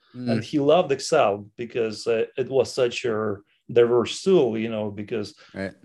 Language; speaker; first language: English; non-native, fluent; Russian